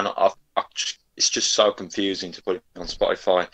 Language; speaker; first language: English; native; English